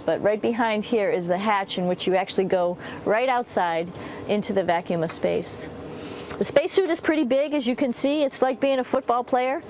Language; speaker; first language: English; native; English